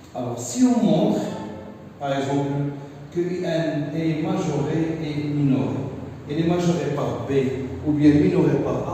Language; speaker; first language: French; non-native, local second language; Arabic